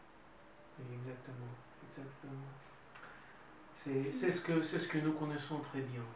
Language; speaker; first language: French; non-native, fluent; Russian